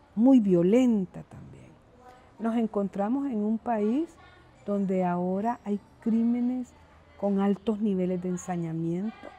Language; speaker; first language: Spanish; native; Spanish